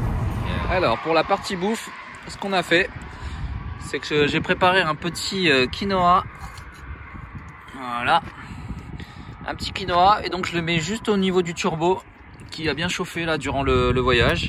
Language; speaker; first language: French; native; French